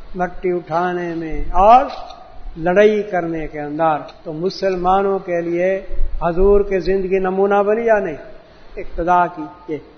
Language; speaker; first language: Urdu; non-native, local second language; Punjabi